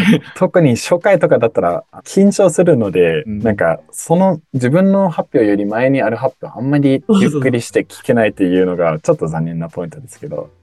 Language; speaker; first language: Japanese; native; Japanese